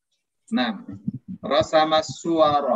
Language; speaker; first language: Arabic; non-native, fluent; Indonesian